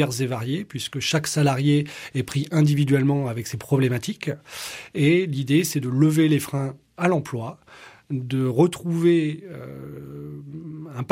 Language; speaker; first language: French; native; French